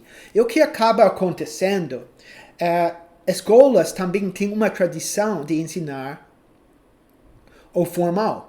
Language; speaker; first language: Portuguese; non-native, fluent; English